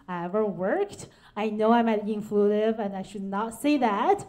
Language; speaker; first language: English; non-native, fluent; Chinese